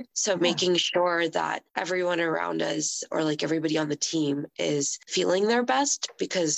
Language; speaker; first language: English; native; English